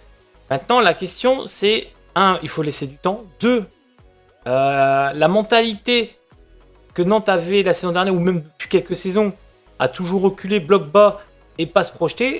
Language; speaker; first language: French; native; French